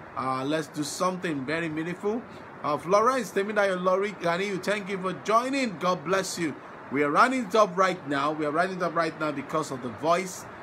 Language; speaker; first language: English; non-native, local second language; Yoruba